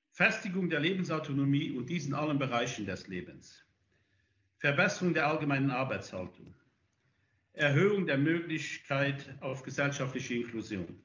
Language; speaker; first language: German; native; German